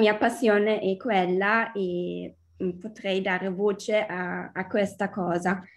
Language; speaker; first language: Italian; non-native, fluent; German